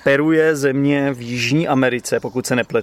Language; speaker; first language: Czech; native; Czech